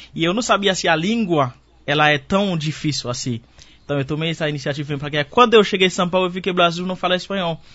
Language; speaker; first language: Portuguese; non-native, fluent; Haitian Creole